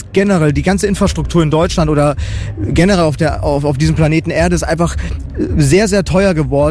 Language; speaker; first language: German; native; German